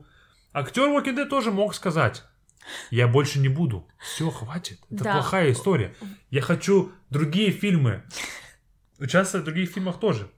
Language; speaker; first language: Russian; non-native, fluent; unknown